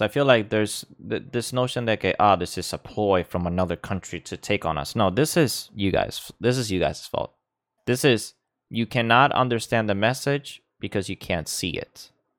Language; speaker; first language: English; non-native, local second language; Spanish